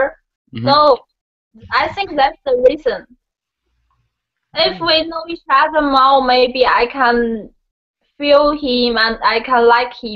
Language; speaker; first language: English; non-native, learner; Chinese